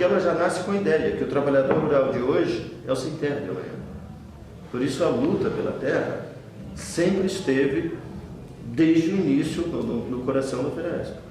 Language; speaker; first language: Portuguese; native; Portuguese